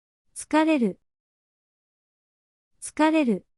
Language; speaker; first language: Japanese; native; Japanese